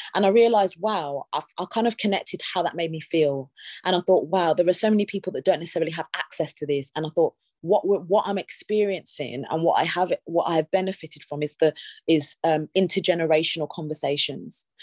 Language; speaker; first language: English; native; English